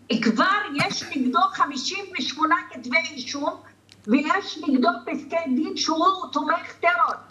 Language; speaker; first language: Hebrew; non-native, local second language; Arabic